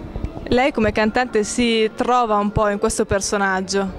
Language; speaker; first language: Italian; native; Italian